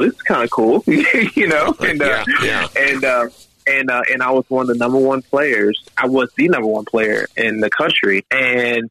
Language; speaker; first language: English; native; English